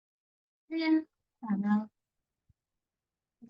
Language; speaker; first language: English; non-native, fluent; Vietnamese